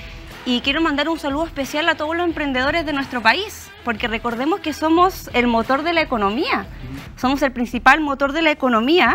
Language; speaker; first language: Spanish; native; Spanish